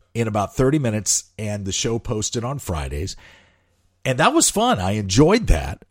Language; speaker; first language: English; native; English